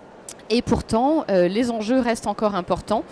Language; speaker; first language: French; native; French